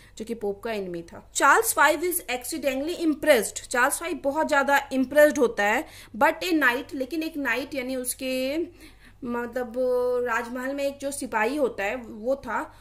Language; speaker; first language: Hindi; native; Hindi